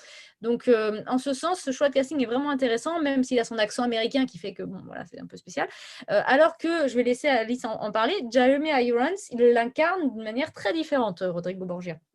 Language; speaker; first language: French; native; French